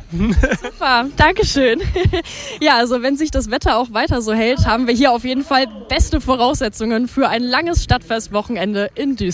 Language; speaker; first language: German; native; German